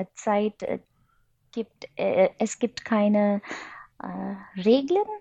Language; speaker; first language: German; non-native, fluent; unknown